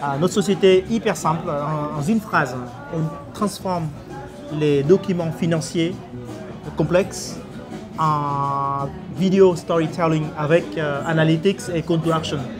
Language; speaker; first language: French; non-native, fluent; Vietnamese